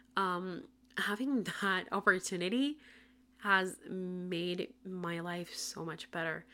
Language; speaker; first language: English; non-native, fluent; Spanish